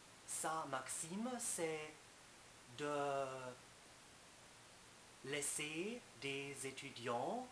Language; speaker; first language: French; non-native, fluent; German